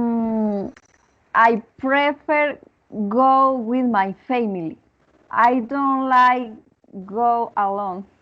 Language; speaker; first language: English; non-native, learner; Spanish